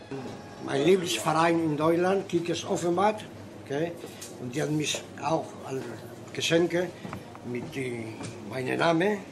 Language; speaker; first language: German; non-native, fluent; Spanish